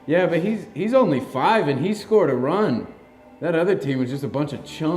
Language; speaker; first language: English; native; English